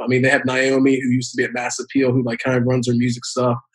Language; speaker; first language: English; native; English